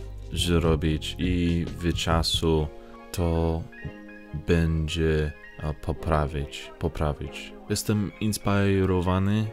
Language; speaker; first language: Polish; non-native, learner; English